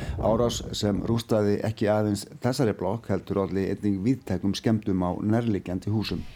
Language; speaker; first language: Icelandic; native; Icelandic